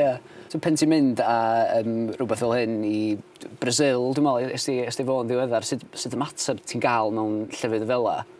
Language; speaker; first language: Welsh; native; Welsh